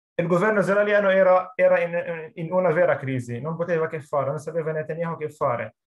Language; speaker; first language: Italian; non-native, fluent; Arabic